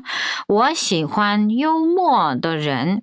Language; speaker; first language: Chinese; non-native, fluent; Korean